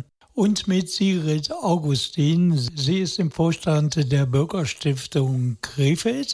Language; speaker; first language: German; native; German